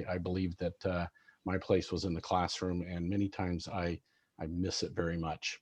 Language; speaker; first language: English; native; English